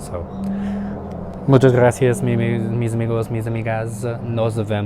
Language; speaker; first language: Spanish; non-native, learner; English